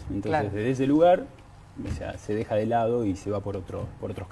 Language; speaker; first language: Spanish; native; Spanish